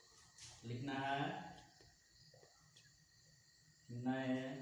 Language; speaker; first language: Hindi; native; Hindi